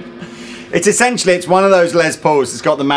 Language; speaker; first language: English; native; English